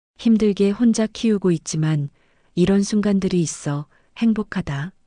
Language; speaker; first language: Korean; native; Korean